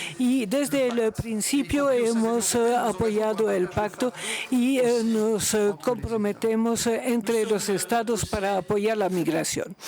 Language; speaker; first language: Spanish; non-native, fluent; Luxembourgish